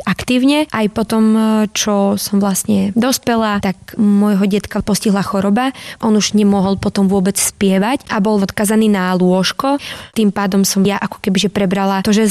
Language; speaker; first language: Slovak; native; Slovak